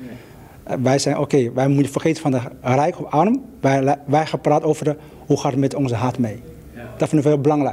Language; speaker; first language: Dutch; non-native, learner; Chinese